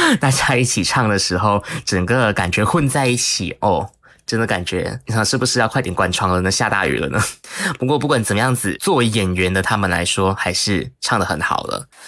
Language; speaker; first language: Chinese; native; Chinese